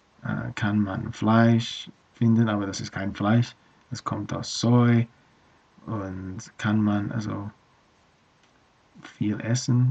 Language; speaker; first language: German; non-native, learner; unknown